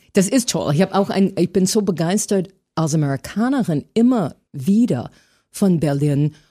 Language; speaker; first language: German; non-native, fluent; English